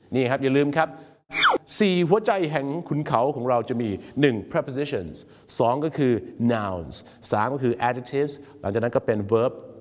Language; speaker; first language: Thai; native; Thai